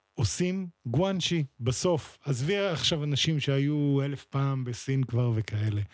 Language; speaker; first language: Hebrew; native; Hebrew